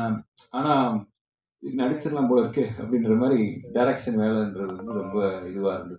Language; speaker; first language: Tamil; native; Tamil